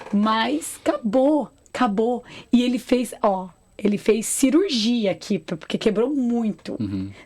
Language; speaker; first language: Portuguese; native; Portuguese